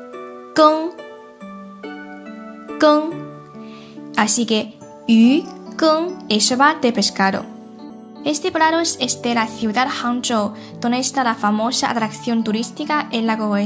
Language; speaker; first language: Spanish; non-native, fluent; Chinese